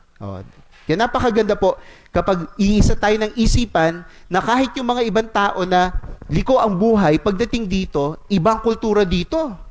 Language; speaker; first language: Filipino; non-native, local second language; Cebuano